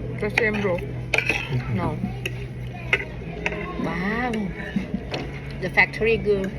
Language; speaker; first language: English; non-native, learner; Thai